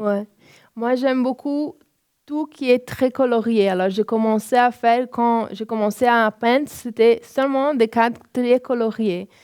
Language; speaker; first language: French; non-native, fluent; Portuguese